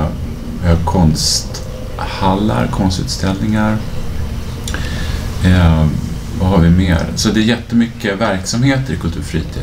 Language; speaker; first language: Swedish; native; Swedish